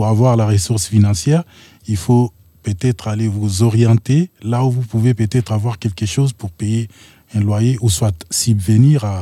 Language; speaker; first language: French; non-native, local second language; Lingala